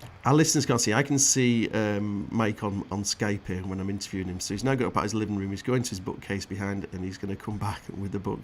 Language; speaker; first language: English; native; English